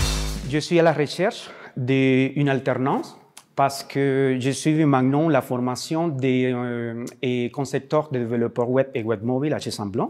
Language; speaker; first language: French; non-native, learner; Spanish